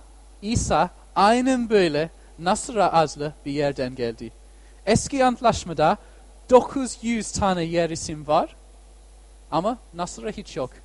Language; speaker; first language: Turkish; non-native, fluent; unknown